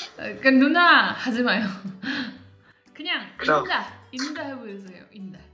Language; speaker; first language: Korean; non-native, learner; Indonesian